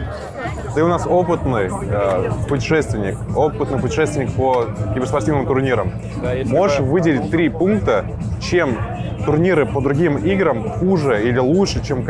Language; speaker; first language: Russian; native; Russian